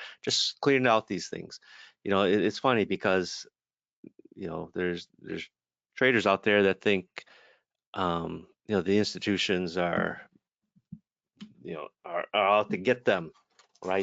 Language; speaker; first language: English; native; English